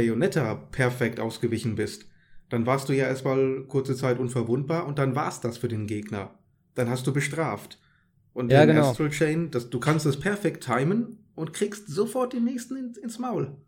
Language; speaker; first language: German; native; German